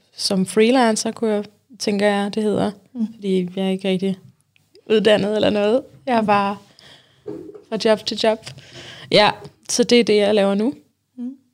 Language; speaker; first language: Danish; early bilingual, other home language; Arabic